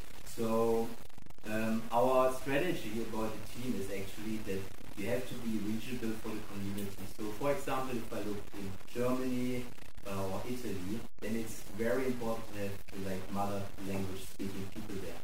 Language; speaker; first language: English; non-native, fluent; German